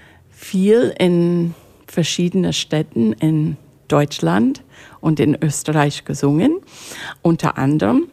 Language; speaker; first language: German; non-native, fluent; English